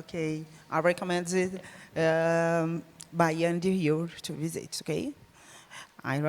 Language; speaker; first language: English; non-native, learner; Portuguese